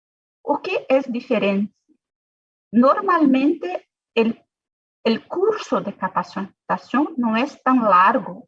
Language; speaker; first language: Spanish; non-native, fluent; Portuguese